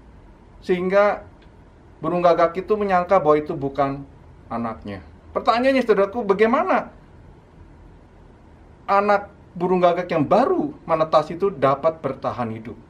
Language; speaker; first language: Indonesian; native; Indonesian